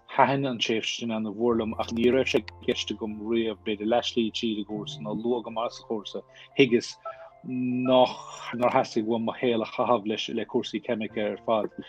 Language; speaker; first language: Irish; native; Irish